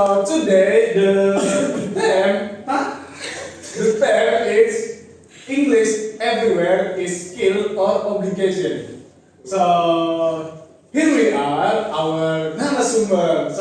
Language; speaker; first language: English; non-native, learner; Indonesian